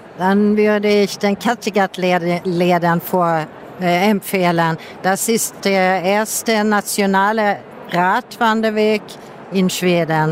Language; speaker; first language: German; non-native, fluent; Swedish